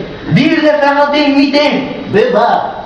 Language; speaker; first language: French; non-native, learner; Spanish